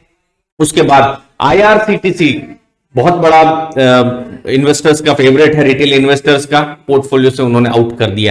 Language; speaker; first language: Hindi; native; Hindi